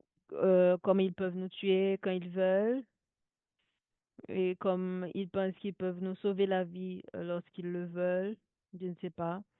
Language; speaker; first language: French; non-native, local second language; Haitian Creole